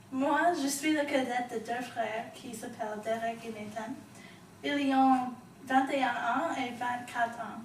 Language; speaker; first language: French; non-native, learner; English